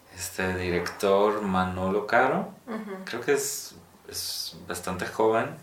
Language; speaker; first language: Spanish; non-native, fluent; Polish